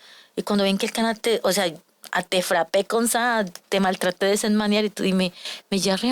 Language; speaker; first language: French; non-native, learner; Spanish